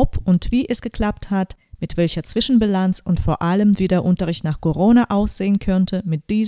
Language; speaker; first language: German; native; German